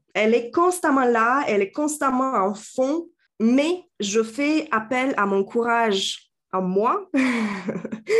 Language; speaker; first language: French; non-native, fluent; Romanian